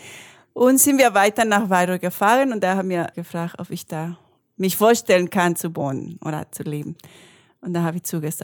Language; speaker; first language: German; non-native, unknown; Spanish